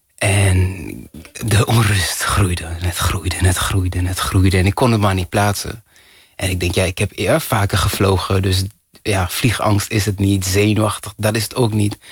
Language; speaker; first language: Dutch; early bilingual, other home language; Kinyarwanda